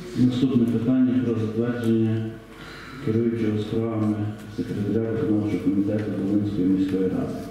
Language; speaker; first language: Ukrainian; native; Ukrainian